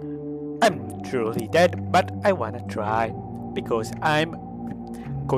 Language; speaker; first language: English; non-native, learner; Italian